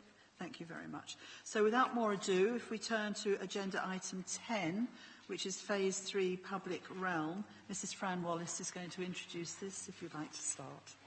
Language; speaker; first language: English; native; English